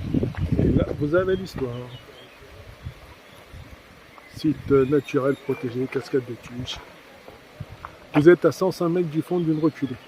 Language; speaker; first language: French; native; French